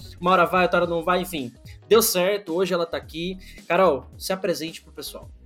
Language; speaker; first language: Portuguese; native; Portuguese